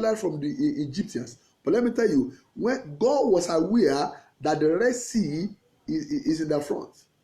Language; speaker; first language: English; non-native, local second language; Yoruba